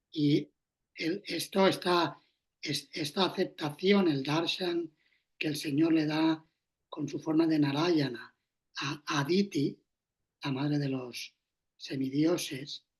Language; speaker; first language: Spanish; native; Spanish